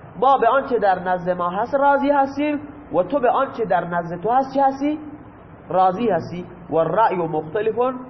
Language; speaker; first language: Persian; non-native, local second language; Baluchi